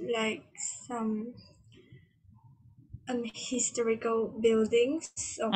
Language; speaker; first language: English; non-native, learner; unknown